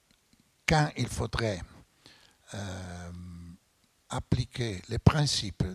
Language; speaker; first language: French; non-native, fluent; Italian